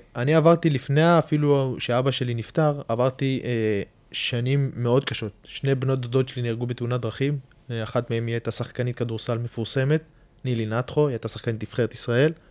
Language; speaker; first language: Hebrew; non-native, local second language; Adyghe